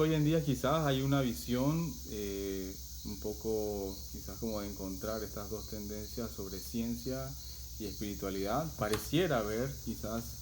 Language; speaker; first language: Spanish; native; Spanish